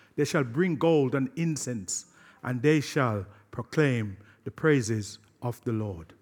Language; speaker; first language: English; native; English